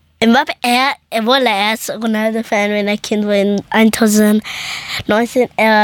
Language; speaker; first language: German; early bilingual, other home language; Persian